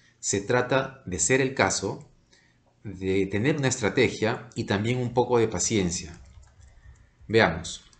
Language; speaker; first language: Spanish; native; Spanish